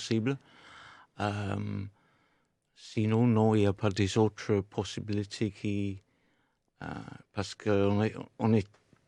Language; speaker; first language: French; non-native, fluent; English